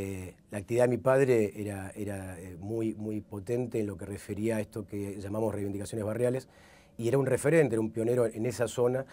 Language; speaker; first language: Spanish; native; Spanish